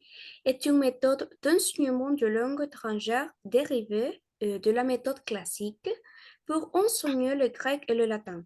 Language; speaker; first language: French; non-native, learner; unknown